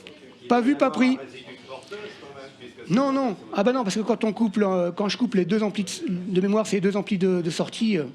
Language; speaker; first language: French; native; French